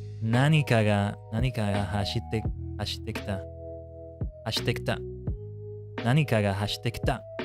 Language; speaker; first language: Japanese; non-native, learner; English